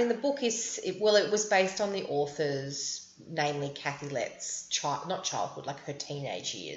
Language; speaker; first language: English; native; English